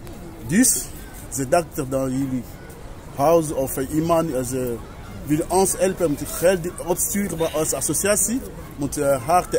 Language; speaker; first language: Dutch; non-native, learner; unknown